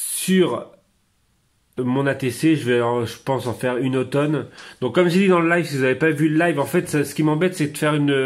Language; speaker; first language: French; native; French